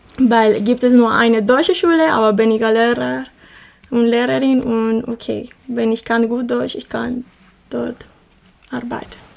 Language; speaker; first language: German; non-native, learner; Spanish